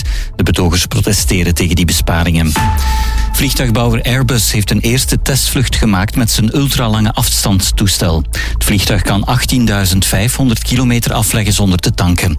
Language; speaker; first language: Dutch; native; Dutch